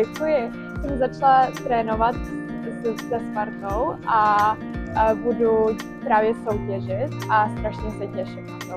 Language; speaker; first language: Czech; early bilingual, heritage; Czech